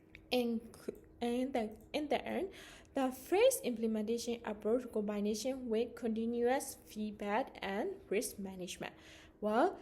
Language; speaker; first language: English; non-native, learner; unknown